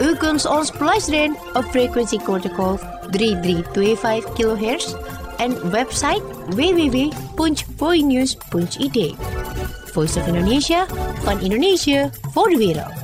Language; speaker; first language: Dutch; non-native, local second language; Indonesian